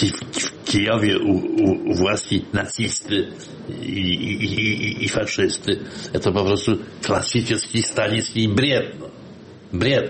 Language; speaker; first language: Russian; non-native, fluent; Polish